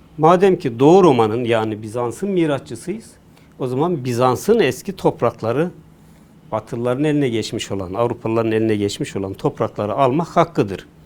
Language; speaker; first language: Turkish; native; Turkish